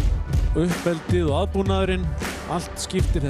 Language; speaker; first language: Icelandic; native; Icelandic